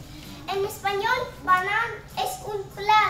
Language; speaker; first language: Spanish; non-native, learner; Russian